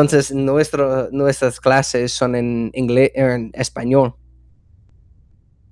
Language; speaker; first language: Spanish; non-native, fluent; English